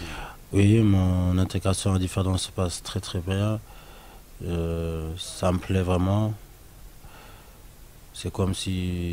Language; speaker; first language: French; non-native, local second language; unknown